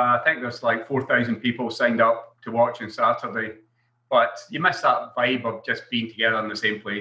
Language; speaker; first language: English; native; English